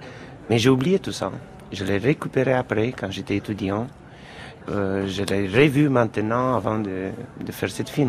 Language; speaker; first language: French; non-native, fluent; Romanian